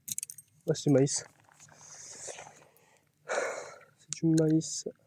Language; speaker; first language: French; native; French